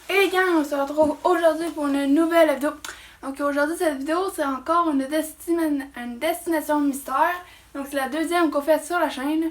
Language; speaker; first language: French; native; French